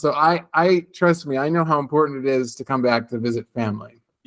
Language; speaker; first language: English; native; English